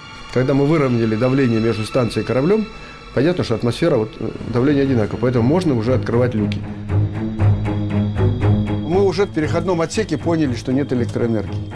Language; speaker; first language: Russian; native; Russian